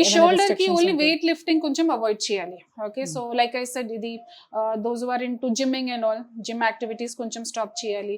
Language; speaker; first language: Telugu; non-native, fluent; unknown